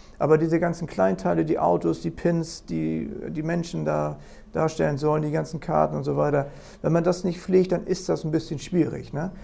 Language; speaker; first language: German; native; German